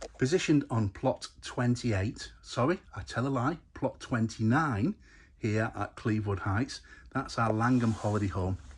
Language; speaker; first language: English; native; English